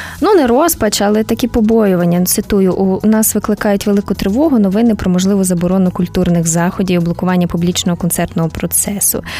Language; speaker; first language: Ukrainian; native; Ukrainian